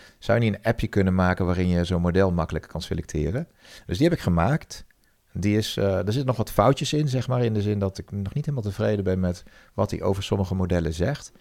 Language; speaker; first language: Dutch; native; Dutch